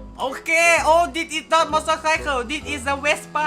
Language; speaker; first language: English; non-native, learner; Thai